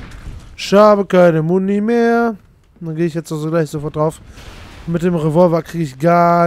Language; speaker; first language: German; native; German